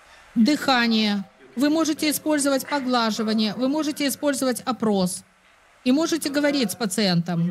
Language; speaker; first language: Russian; native; Russian